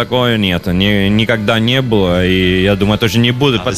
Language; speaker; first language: Russian; non-native, learner; Italian